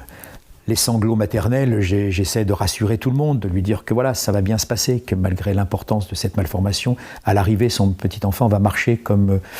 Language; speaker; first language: French; native; French